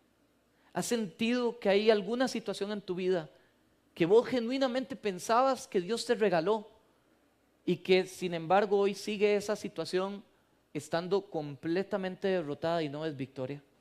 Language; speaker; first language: Spanish; native; Spanish